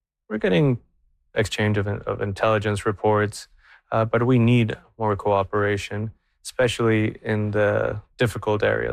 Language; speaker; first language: English; non-native, fluent; Spanish